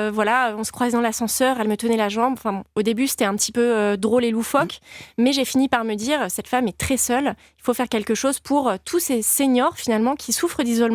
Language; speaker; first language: French; native; French